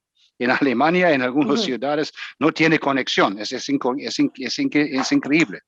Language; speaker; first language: Spanish; non-native, fluent; German